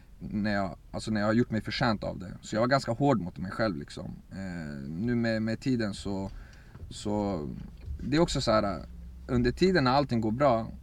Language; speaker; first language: Swedish; early bilingual, other home language; Kurdish